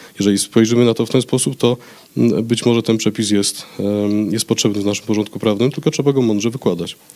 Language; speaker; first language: Polish; native; Polish